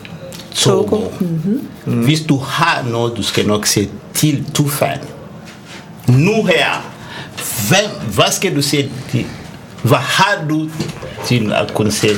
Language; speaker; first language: Danish; non-native, fluent; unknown